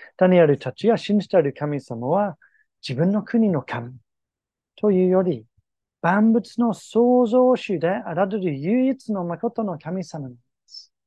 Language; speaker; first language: Japanese; non-native, fluent; English